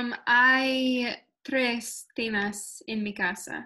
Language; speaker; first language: Spanish; non-native, learner; English